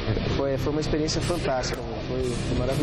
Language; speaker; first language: Portuguese; native; Portuguese